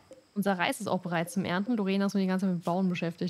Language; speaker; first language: German; native; German